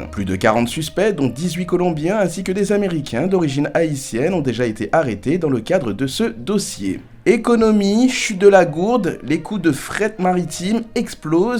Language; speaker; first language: French; non-native, local second language; Haitian Creole